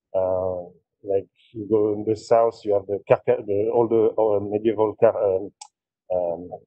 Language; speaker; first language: English; non-native, fluent; French